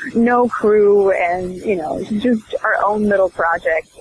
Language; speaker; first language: English; early bilingual, other home language; Swedish